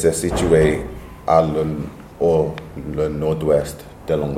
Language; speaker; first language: French; non-native, learner; English